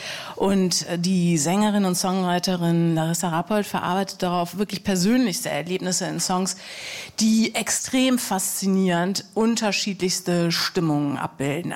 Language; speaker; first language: German; native; German